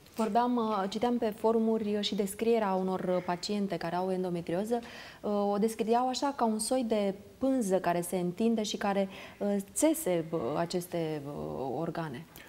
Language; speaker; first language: Romanian; native; Romanian